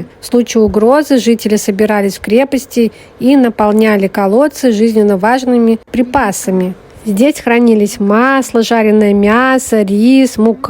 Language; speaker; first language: Russian; native; Russian